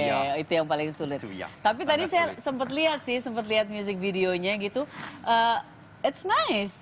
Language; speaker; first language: Indonesian; native; Indonesian